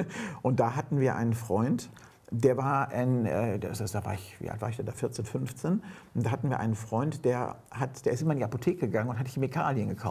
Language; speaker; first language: German; native; German